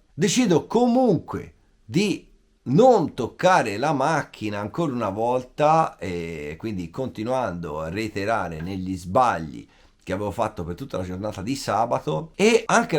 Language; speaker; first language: Italian; native; Italian